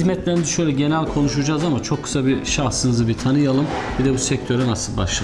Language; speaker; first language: Turkish; native; Turkish